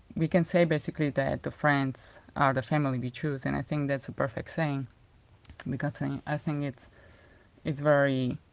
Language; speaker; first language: English; non-native, fluent; Slovak